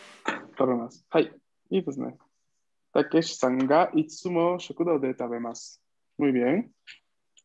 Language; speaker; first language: Japanese; non-native, fluent; Spanish